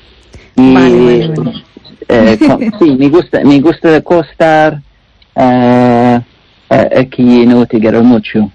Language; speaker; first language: Spanish; non-native, learner; English